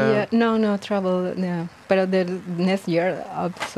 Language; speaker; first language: English; non-native, learner; Spanish